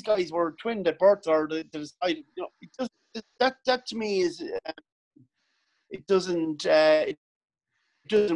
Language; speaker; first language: English; native; English